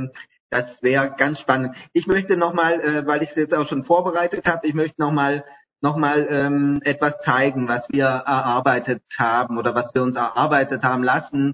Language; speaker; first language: German; native; German